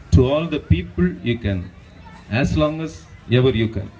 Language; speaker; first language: English; non-native, local second language; Tamil